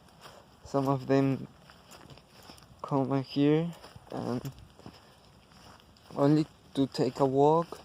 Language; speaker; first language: English; non-native, learner; Spanish